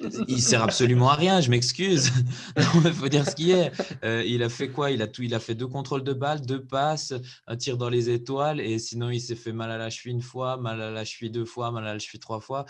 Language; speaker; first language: French; native; French